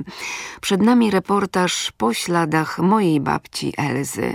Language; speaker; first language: Polish; native; Polish